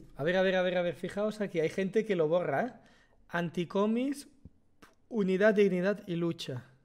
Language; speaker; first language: Spanish; native; Spanish